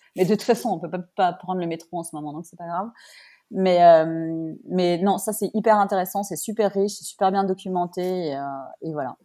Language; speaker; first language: French; native; French